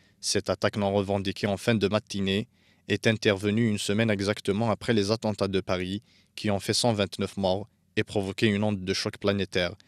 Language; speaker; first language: French; non-native, local second language; Arabic